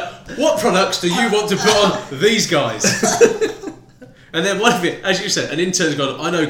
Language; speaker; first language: English; native; English